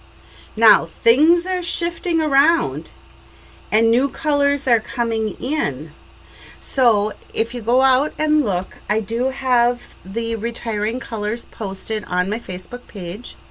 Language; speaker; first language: English; native; English